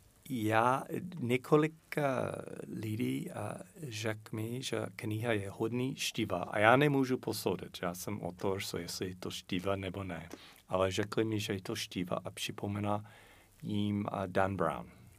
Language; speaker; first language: Czech; non-native, fluent; English